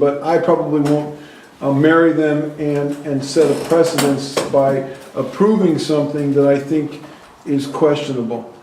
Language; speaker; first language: English; native; English